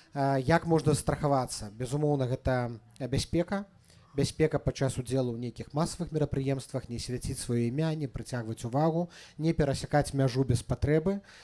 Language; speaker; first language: Belarusian; native; Belarusian